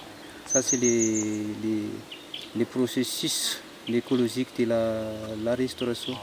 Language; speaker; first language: French; non-native, local second language; Malagasy